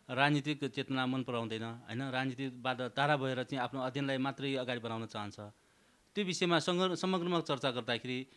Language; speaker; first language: Nepali; native; Nepali